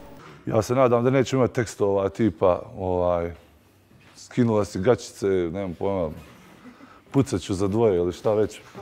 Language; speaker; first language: Bosnian; native; Bosnian